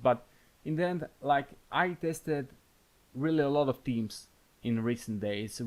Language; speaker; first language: English; non-native, fluent; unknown